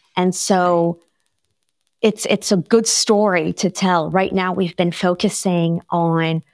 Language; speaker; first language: English; non-native, fluent; French